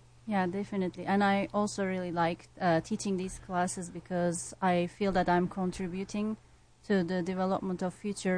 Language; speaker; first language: English; non-native, fluent; Turkish